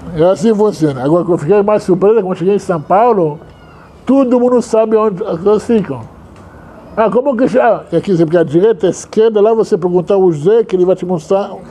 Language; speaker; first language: Portuguese; non-native, fluent; Hebrew